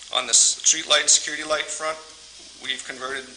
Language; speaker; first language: English; native; English